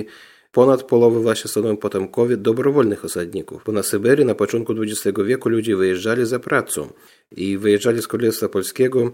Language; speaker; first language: Polish; non-native, fluent; Russian